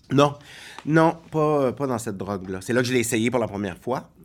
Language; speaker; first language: French; native; French